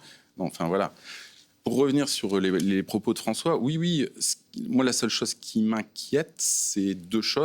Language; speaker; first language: French; native; French